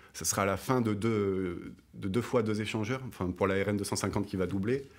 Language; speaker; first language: French; native; French